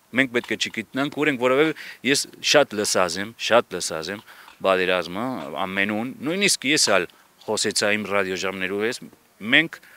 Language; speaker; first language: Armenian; early bilingual, heritage; Armenian